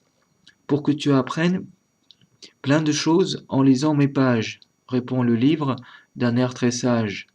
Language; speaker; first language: French; non-native, learner; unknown